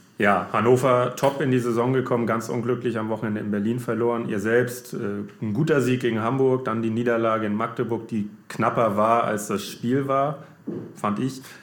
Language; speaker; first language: German; native; German